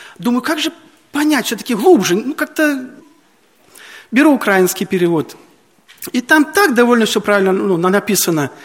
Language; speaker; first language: Russian; native; Russian